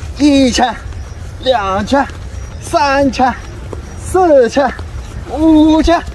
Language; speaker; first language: Chinese; native; Chinese